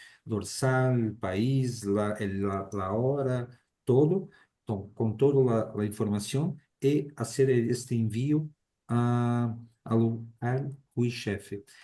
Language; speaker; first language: Spanish; non-native, learner; Portuguese